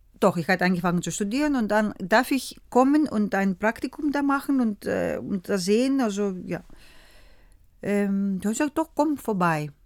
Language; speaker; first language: German; early bilingual, other home language; Greek